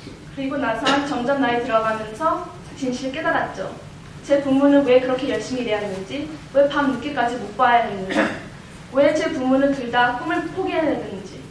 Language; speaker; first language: Korean; early bilingual, heritage; Korean